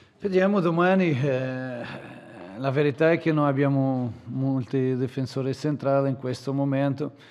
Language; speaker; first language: Italian; non-native, learner; Portuguese